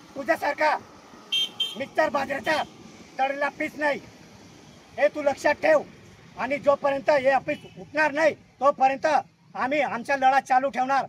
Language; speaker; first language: Marathi; non-native, local second language; Bhili